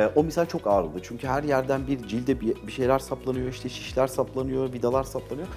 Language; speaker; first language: Turkish; early bilingual, heritage; Turkish